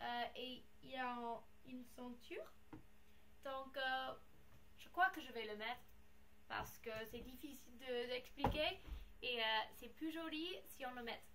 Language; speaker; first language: French; non-native, learner; English